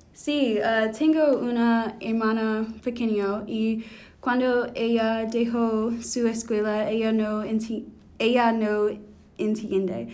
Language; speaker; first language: Spanish; non-native, learner; English